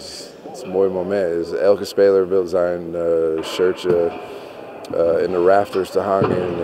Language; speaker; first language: Dutch; non-native, fluent; English